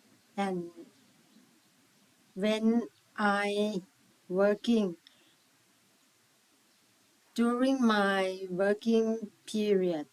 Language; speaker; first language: English; non-native, learner; Thai